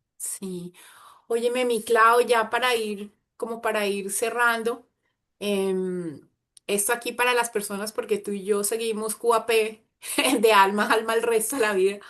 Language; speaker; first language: Spanish; native; Spanish